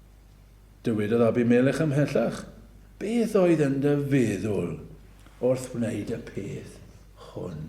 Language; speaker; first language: Welsh; native; Welsh